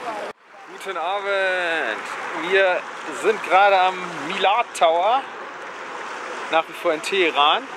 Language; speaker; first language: German; native; German